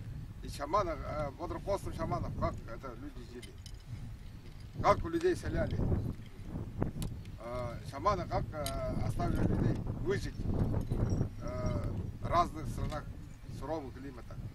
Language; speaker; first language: Russian; non-native, local second language; Tuvinian